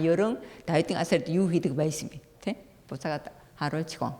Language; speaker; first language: Mongolian; non-native, fluent; Korean